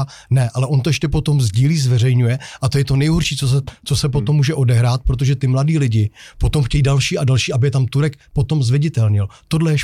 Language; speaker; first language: Czech; native; Czech